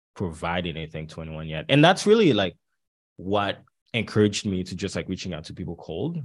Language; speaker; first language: English; early bilingual, other home language; Haitian Creole